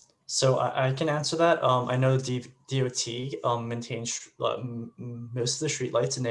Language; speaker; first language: English; native; English